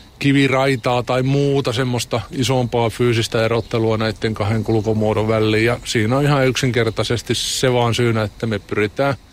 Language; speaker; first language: Finnish; native; Finnish